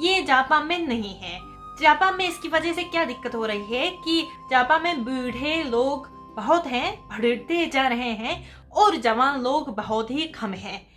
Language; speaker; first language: Hindi; non-native, fluent; Japanese